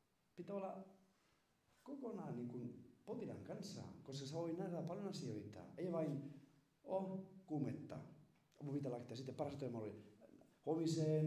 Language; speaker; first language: Finnish; non-native, fluent; Spanish